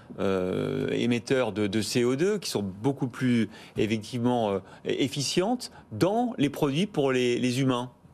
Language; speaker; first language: French; native; French